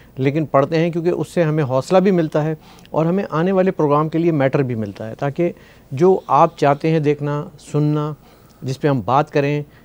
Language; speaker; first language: Urdu; native; Urdu